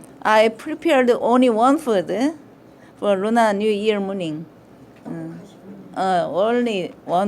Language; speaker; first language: English; non-native, learner; Korean